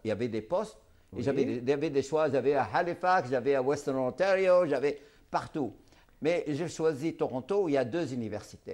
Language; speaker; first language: French; non-native, local second language; Arabic